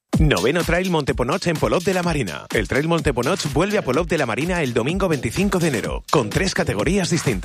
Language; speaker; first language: Spanish; native; Spanish